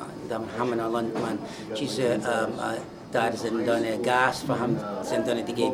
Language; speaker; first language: Persian; non-native, learner; English